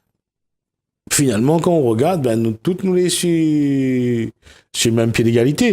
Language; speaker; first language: French; non-native, local second language; Réunion Creole French